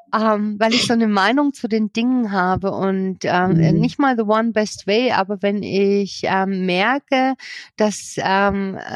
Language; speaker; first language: German; native; German